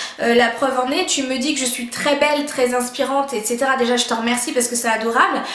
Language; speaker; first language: French; native; French